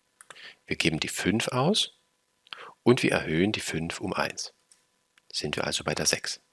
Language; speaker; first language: German; native; German